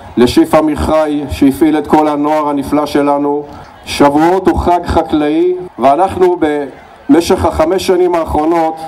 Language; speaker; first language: Hebrew; native; Hebrew